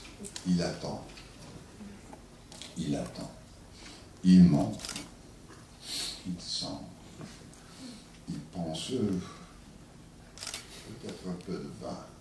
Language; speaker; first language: French; non-native, learner; English